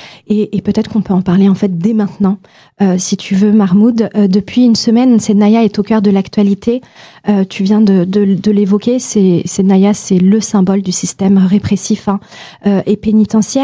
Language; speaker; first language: French; native; French